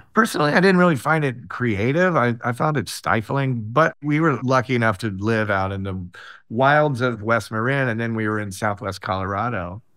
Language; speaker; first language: English; native; English